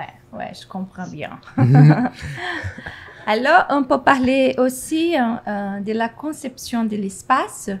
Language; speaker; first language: French; non-native, fluent; Portuguese